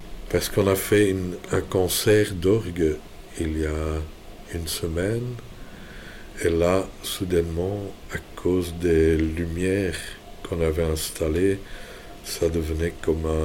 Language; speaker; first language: French; non-native, local second language; Dutch